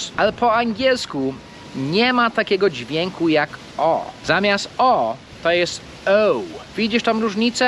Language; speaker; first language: Polish; non-native, fluent; English